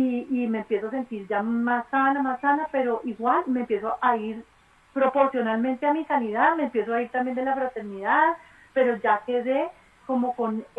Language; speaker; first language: Spanish; native; Spanish